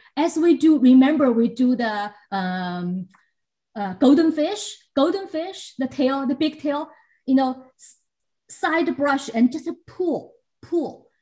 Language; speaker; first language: English; non-native, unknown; Chinese